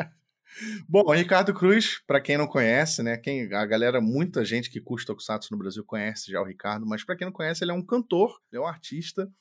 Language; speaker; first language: Portuguese; native; Portuguese